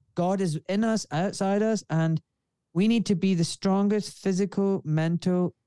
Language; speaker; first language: English; native; English